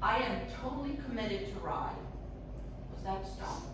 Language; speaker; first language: English; non-native, fluent; Swedish